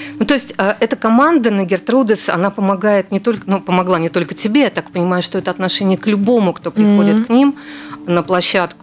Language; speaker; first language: Russian; native; Russian